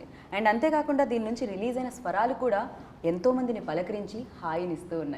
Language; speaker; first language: Telugu; native; Telugu